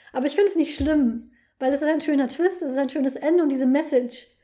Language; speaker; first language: German; native; German